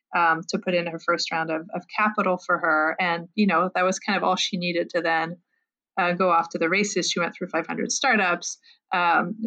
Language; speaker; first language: English; non-native, fluent; French